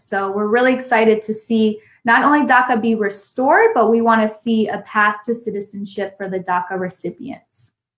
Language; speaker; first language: English; native; English